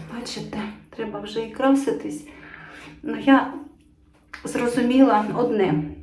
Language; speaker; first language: Ukrainian; non-native, local second language; Russian